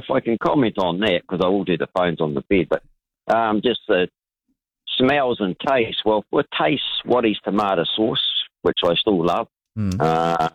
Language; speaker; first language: English; native; English